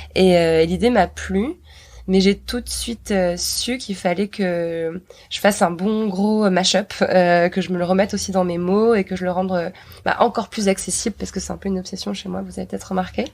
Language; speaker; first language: French; native; French